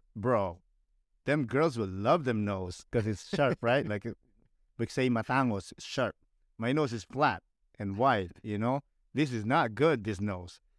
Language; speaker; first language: English; non-native, local second language; Filipino